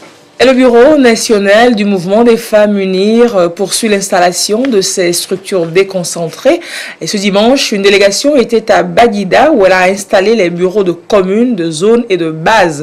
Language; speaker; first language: French; native; French